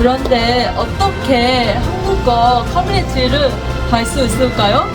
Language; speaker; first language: Korean; non-native, learner; Vietnamese